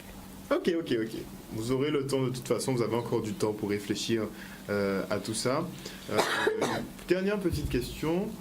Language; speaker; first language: French; native; French